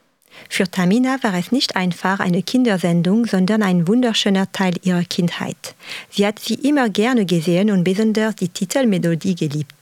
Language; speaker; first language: German; non-native, fluent; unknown